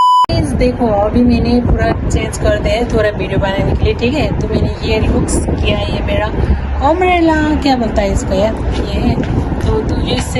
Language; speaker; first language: Hindi; non-native, learner; Nepali